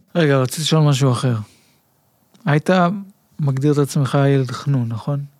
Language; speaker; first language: Hebrew; native; Hebrew